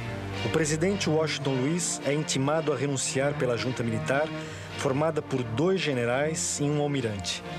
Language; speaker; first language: Portuguese; native; Portuguese